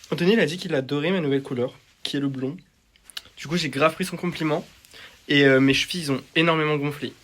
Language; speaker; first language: French; native; French